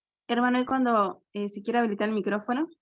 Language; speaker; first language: Spanish; native; Spanish